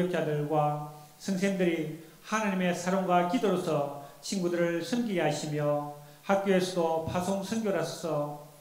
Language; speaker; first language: Korean; native; Korean